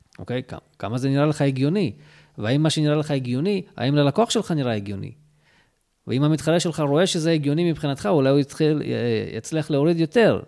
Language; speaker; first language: Hebrew; early bilingual, other home language; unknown